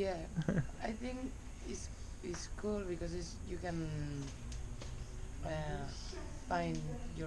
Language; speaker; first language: English; non-native, learner; Spanish